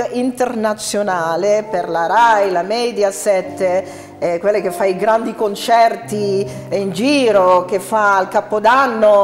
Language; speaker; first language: Italian; non-native, fluent; Dutch